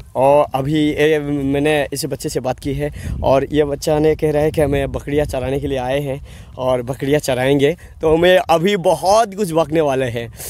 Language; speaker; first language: Hindi; non-native, local second language; Bangla